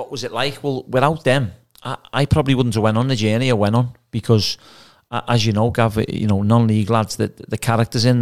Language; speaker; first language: English; native; English